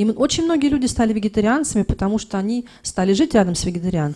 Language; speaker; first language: Russian; native; Russian